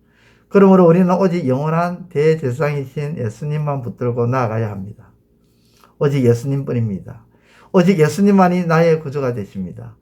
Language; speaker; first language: Korean; native; Korean